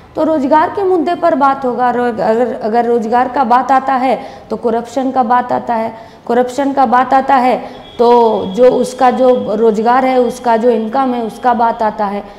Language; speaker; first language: Hindi; non-native, local second language; Bangla